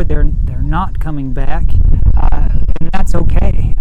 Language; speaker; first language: English; native; English